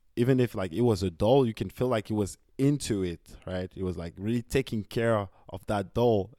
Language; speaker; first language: English; non-native, fluent; French